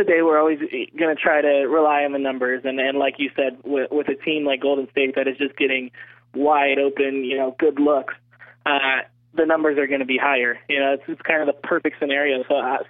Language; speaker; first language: English; native; English